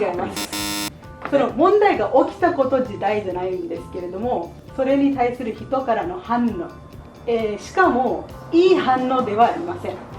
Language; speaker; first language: Japanese; non-native, fluent; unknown